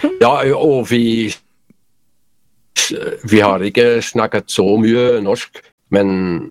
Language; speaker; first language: Norwegian; non-native, learner; Polish